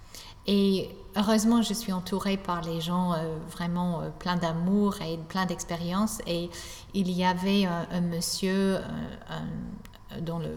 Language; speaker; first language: French; non-native, fluent; English